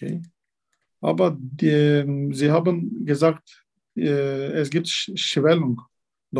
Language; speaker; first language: German; non-native, learner; Turkish